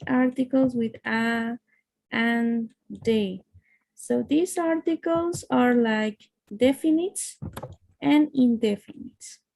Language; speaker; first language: English; non-native, fluent; Spanish